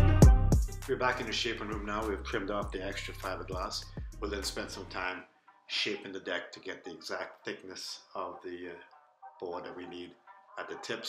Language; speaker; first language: English; native; English